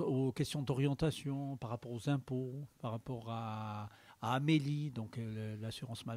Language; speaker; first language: French; native; French